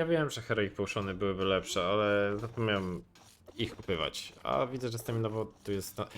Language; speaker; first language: Polish; native; Polish